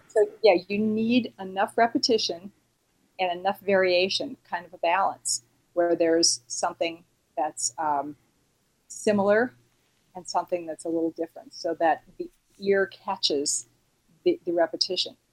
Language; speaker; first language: English; native; English